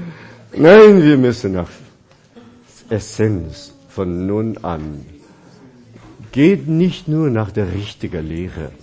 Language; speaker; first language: German; non-native, fluent; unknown